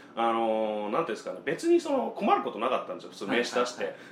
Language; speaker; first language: Japanese; native; Japanese